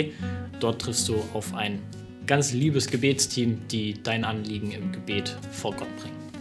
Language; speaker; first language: German; native; German